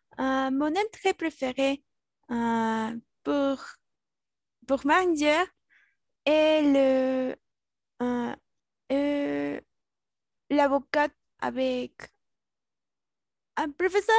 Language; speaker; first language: French; non-native, learner; Spanish